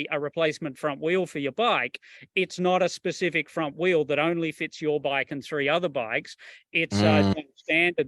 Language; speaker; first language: English; native; English